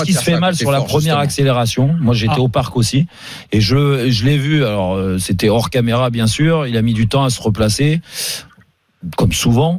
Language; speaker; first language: French; native; French